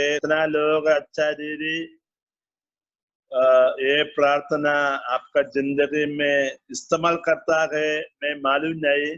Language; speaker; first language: Hindi; non-native, learner; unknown